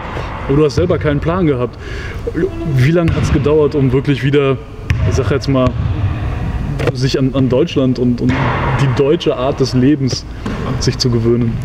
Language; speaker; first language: German; native; German